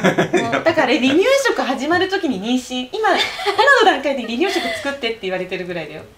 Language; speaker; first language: Japanese; native; Japanese